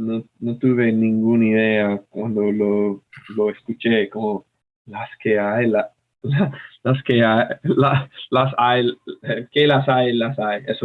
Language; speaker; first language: Spanish; non-native, fluent; English